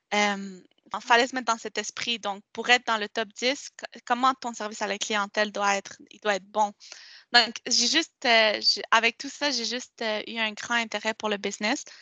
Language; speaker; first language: French; non-native, local second language; Spanish